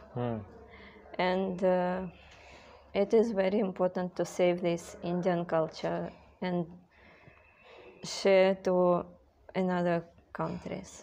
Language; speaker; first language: English; non-native, learner; Russian